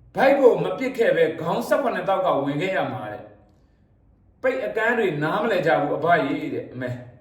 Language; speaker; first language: Burmese; native; Burmese